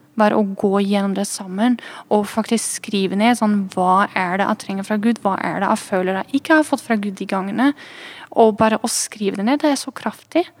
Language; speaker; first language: Norwegian; non-native, fluent; Dutch